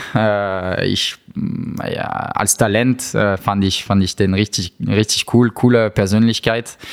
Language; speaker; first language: German; non-native, fluent; French